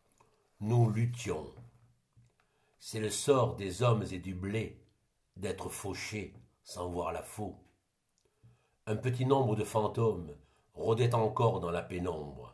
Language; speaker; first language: French; native; French